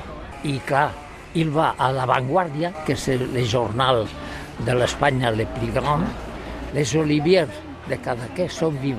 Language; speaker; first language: French; non-native, learner; Catalan